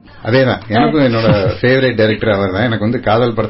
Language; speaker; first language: Tamil; native; Tamil